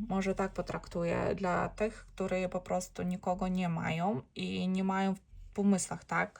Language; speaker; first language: Polish; non-native, learner; Ukrainian